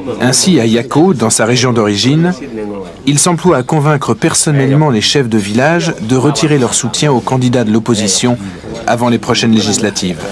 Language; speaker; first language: French; native; French